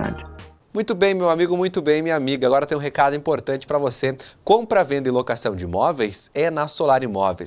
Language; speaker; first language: Portuguese; native; Portuguese